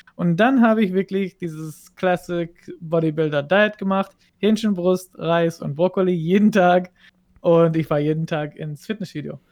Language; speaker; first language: German; non-native, fluent; Hebrew